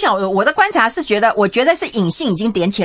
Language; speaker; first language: Chinese; native; Chinese